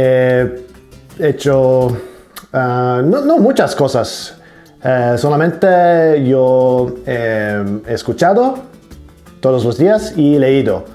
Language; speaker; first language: Spanish; non-native, learner; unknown